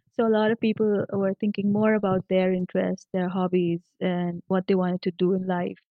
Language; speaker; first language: English; non-native, local second language; Marathi